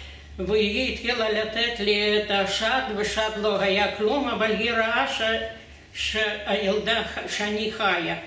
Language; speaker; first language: Hebrew; non-native, fluent; Russian